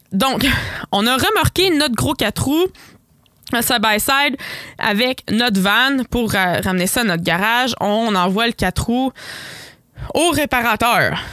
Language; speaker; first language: French; native; French